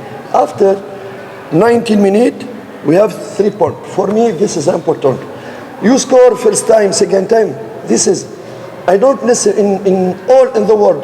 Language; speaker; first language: English; non-native, learner; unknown